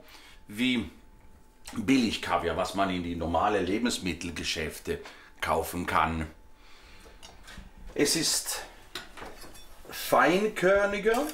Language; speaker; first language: German; non-native, fluent; Swedish